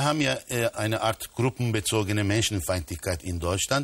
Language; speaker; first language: German; non-native, fluent; Turkish